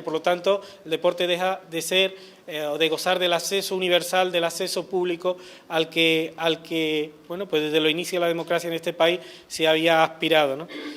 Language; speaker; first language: Spanish; native; Spanish